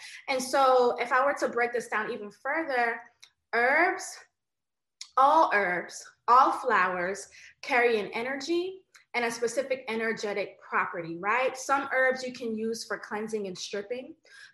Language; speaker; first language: English; native; English